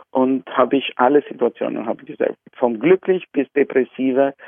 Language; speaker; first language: German; non-native, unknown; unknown